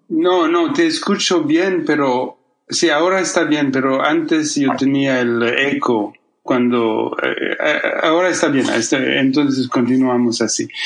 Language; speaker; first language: Spanish; non-native, fluent; French